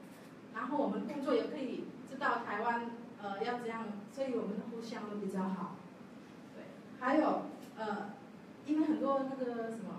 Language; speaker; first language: Chinese; non-native, learner; Javanese